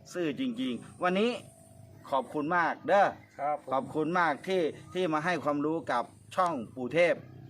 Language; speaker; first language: Thai; native; Thai